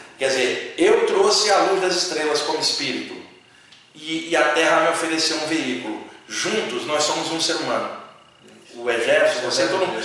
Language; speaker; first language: Portuguese; native; Portuguese